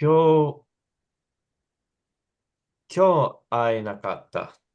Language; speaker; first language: Japanese; non-native, learner; English